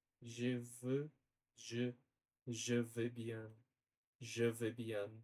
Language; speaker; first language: French; non-native, learner; Portuguese